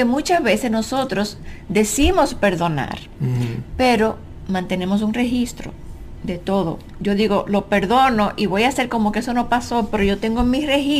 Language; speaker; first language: Spanish; native; Spanish